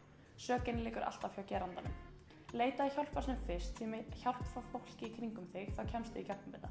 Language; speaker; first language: Icelandic; native; Icelandic